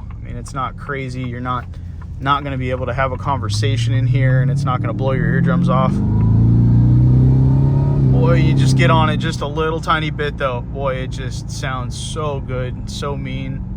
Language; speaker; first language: English; native; English